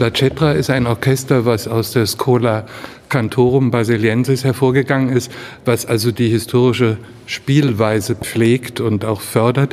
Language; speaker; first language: German; native; German